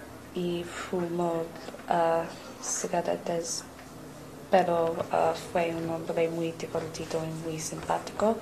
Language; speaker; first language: Spanish; non-native, learner; English